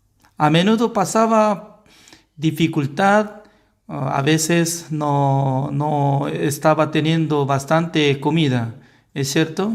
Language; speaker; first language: Spanish; non-native, learner; Korean